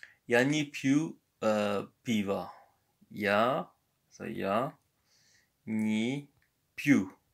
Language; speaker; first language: Russian; non-native, learner; Morisyen